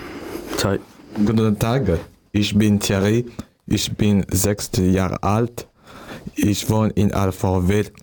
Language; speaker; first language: German; non-native, learner; French